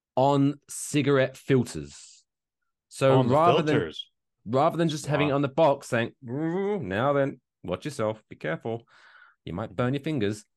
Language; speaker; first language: English; native; English